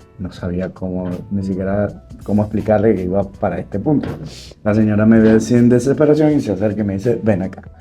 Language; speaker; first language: Spanish; native; Spanish